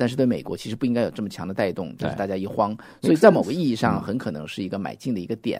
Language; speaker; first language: Chinese; native; Chinese